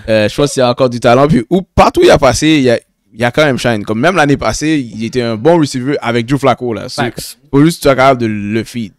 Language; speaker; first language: French; native; French